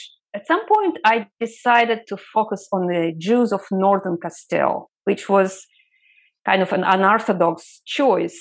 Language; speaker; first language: English; non-native, fluent; Russian